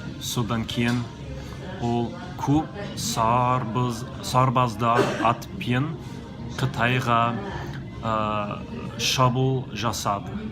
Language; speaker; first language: Kazakh; non-native, learner; English